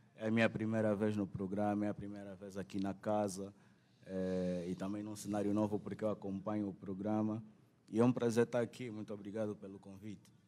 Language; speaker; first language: Portuguese; native; Portuguese